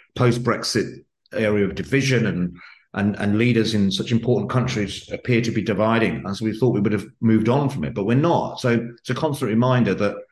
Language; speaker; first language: English; native; English